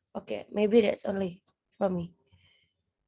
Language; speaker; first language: English; non-native, learner; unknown